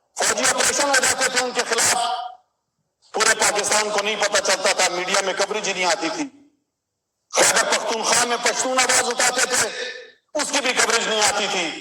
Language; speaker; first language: Urdu; non-native, local second language; Pashto